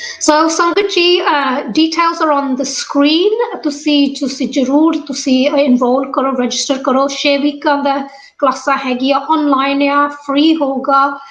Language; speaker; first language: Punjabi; early bilingual, heritage; Punjabi